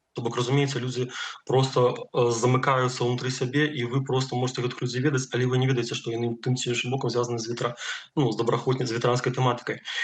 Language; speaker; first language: Belarusian; non-native, local second language; Russian